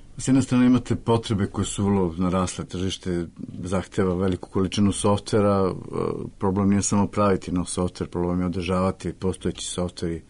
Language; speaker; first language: Serbian; native; Serbian